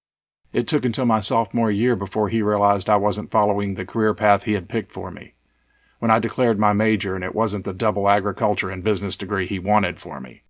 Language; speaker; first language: English; native; English